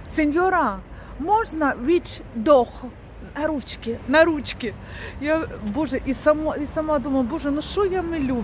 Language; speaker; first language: Ukrainian; native; Ukrainian